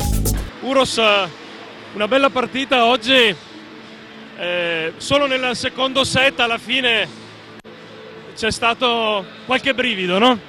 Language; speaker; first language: Italian; native; Italian